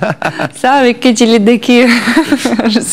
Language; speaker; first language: French; non-native, learner; Russian